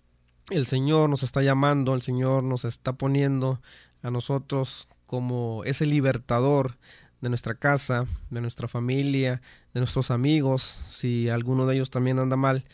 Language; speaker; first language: Spanish; native; Spanish